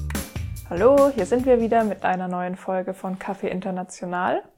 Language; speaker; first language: German; native; German